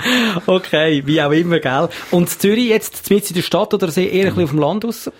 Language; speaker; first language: German; native; German